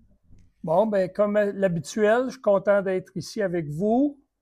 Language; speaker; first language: French; native; French